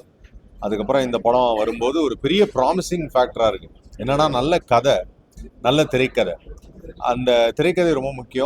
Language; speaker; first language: Tamil; native; Tamil